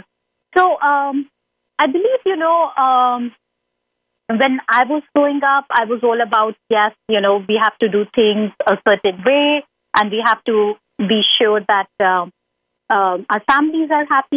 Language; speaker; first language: English; non-native, local second language; Hindi